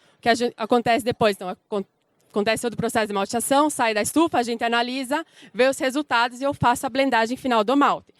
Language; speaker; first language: Portuguese; native; Portuguese